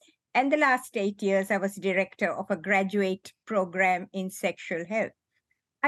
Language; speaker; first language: English; non-native, local second language; Sinhala